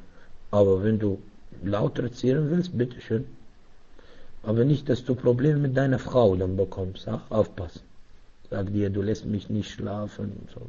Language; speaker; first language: German; non-native, fluent; Arabic